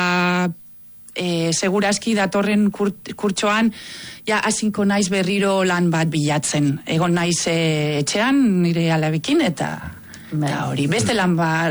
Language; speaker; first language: Basque; non-native, local second language; Catalan